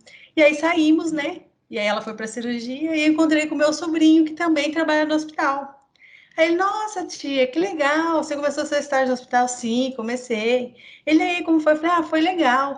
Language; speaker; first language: Portuguese; native; Portuguese